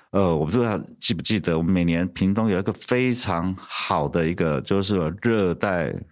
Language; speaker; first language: Chinese; native; Chinese